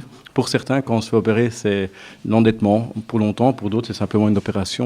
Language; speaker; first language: French; native; French